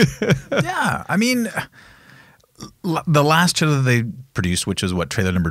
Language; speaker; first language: English; native; English